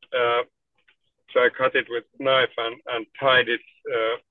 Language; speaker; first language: English; non-native, fluent; Finnish